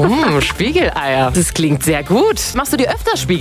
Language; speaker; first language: German; native; German